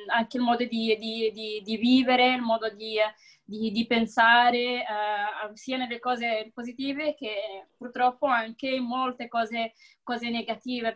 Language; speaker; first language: Italian; early bilingual, other home language; Arabic